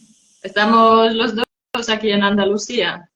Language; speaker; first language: Spanish; non-native, fluent; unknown